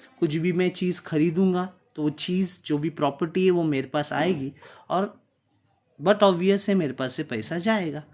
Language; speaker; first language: Hindi; non-native, local second language; Tulu